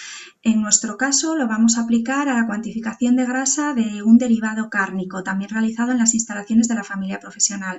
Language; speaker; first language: Spanish; native; Spanish